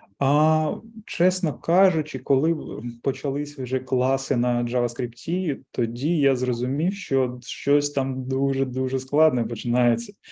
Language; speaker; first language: Ukrainian; non-native, local second language; Russian